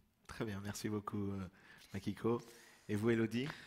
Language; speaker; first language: French; native; French